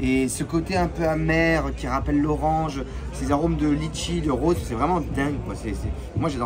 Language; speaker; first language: French; native; French